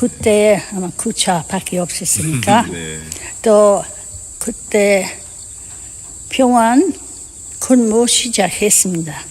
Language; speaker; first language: Korean; non-native, learner; English